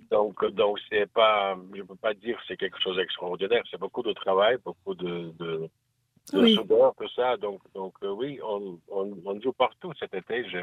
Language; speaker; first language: French; non-native, fluent; English